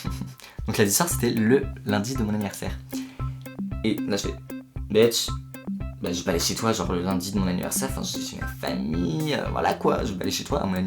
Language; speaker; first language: French; native; French